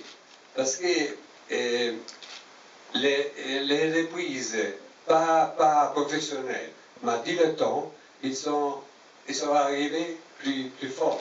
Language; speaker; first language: French; non-native, learner; Italian